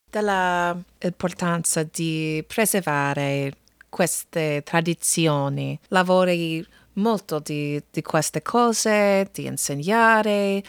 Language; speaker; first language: Italian; non-native, learner; English